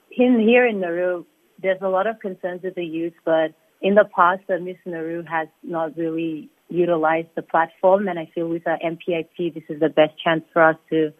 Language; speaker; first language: English; non-native, fluent; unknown